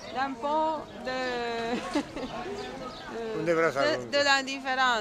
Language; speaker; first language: French; non-native, fluent; Romanian